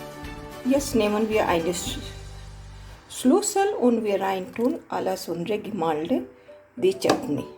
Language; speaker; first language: German; non-native, learner; Hindi